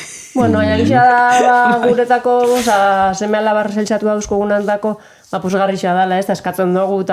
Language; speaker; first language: Basque; native; Basque